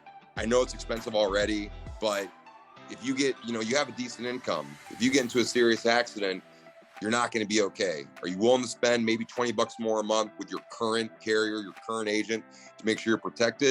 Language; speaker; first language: English; native; English